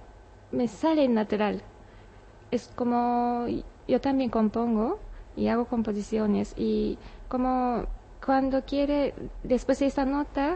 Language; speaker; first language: Spanish; non-native, learner; Japanese